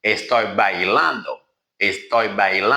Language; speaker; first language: Spanish; non-native, learner; Haitian Creole